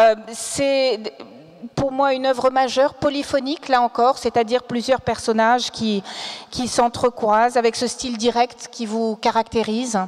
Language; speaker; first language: French; native; French